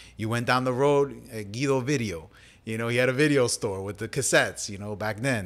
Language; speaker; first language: English; early bilingual, other home language; Spanish